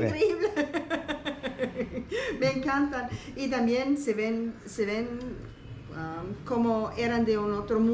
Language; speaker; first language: Spanish; non-native, learner; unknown